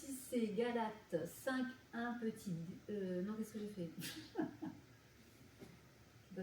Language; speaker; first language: French; native; French